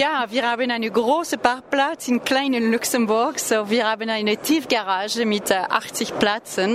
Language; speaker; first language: German; non-native, learner; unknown